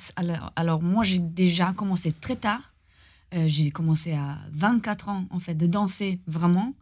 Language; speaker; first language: French; non-native, fluent; German